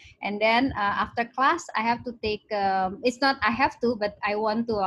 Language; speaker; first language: English; non-native, local second language; Indonesian